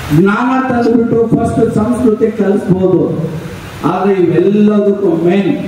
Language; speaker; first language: Kannada; non-native, local second language; Lambadi